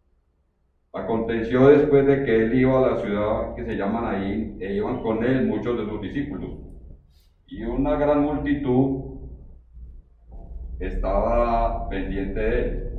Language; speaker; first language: Spanish; native; Spanish